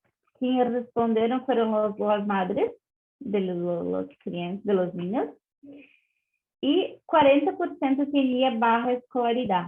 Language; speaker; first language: Spanish; non-native, learner; Portuguese